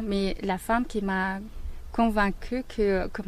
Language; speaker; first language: French; non-native, learner; Mongolian